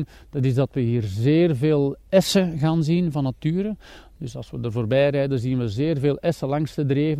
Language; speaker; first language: Dutch; native; Dutch